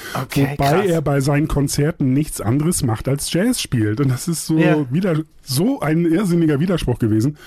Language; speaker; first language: German; native; German